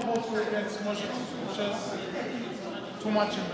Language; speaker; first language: Polish; non-native, learner; English